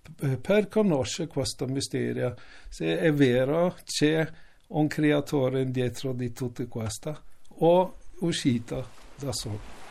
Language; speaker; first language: Italian; non-native, learner; Norwegian